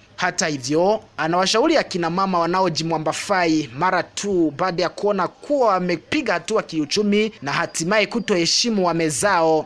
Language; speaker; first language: Swahili; non-native, local second language; Rundi